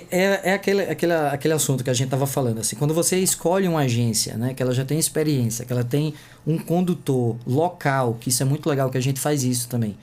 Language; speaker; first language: Portuguese; native; Portuguese